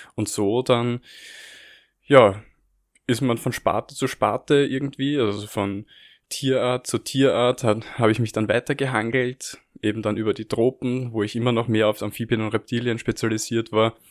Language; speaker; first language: German; native; German